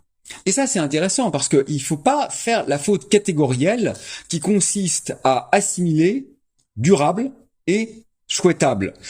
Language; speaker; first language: French; native; French